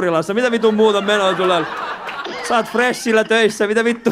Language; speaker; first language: Finnish; early bilingual, other home language; Persian